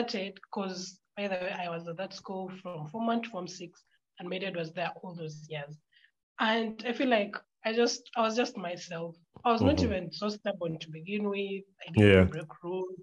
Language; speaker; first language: English; non-native, local second language; Ganda